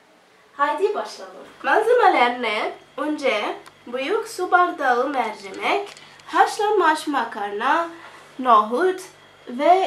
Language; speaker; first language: Turkish; non-native, learner; Arabic